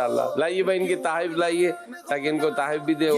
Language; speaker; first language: Urdu; native; Urdu